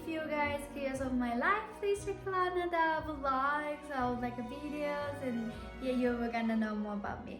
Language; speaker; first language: English; non-native, fluent; Japanese